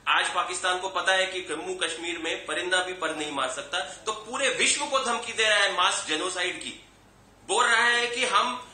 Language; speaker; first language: Hindi; native; Hindi